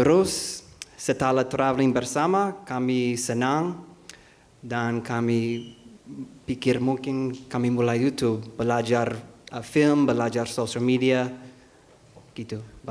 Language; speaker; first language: Indonesian; non-native, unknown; English